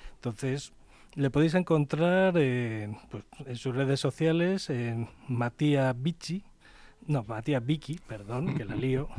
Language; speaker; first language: Spanish; native; Spanish